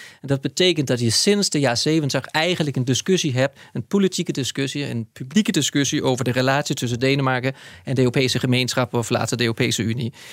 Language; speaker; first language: Dutch; non-native, fluent; Danish